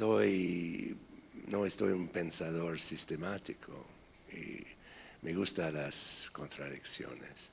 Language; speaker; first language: Spanish; non-native, fluent; English